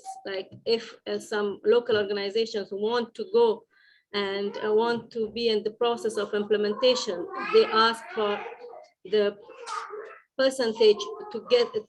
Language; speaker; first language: English; non-native, fluent; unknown